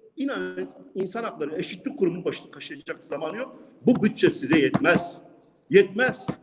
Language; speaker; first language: Turkish; non-native, local second language; Kurdish